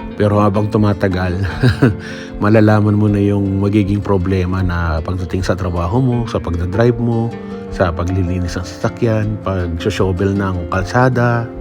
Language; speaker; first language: Filipino; native; Filipino